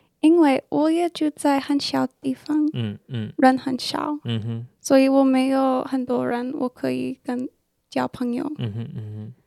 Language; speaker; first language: Chinese; non-native, learner; English